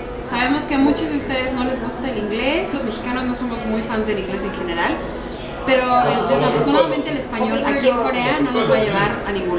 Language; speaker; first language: Spanish; native; Spanish